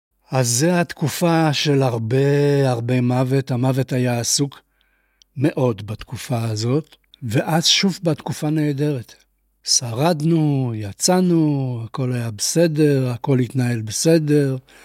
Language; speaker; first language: Hebrew; non-native, fluent; Polish